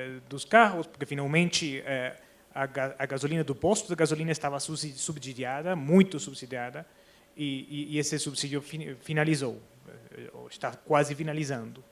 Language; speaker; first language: Portuguese; non-native, fluent; Spanish